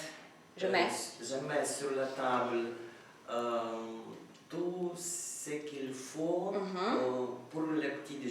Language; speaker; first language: French; non-native, learner; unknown